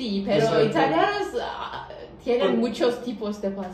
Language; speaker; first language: Spanish; non-native, learner; Turkish